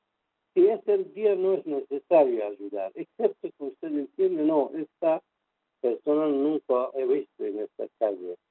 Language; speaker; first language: Spanish; non-native, fluent; Persian